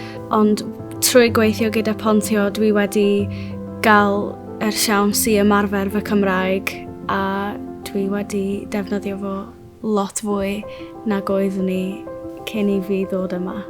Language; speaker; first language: Welsh; non-native, local second language; English